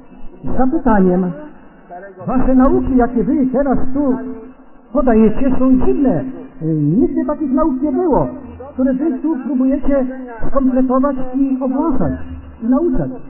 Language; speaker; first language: Polish; native; Polish